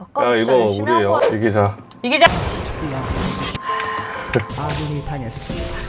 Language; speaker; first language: Korean; native; Korean